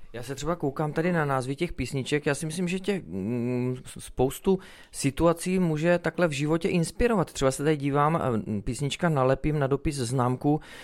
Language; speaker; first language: Czech; native; Czech